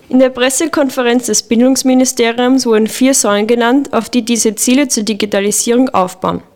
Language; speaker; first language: German; native; German